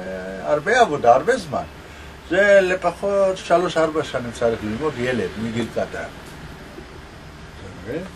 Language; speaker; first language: Hebrew; non-native, learner; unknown